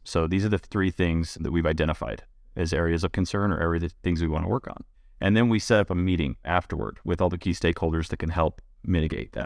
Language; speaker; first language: English; native; English